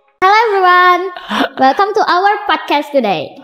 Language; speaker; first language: English; non-native, learner; Indonesian